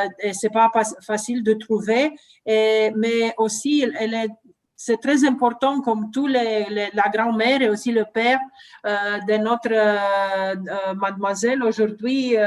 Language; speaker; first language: French; non-native, learner; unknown